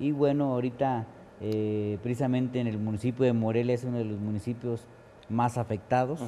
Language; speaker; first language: Spanish; native; Spanish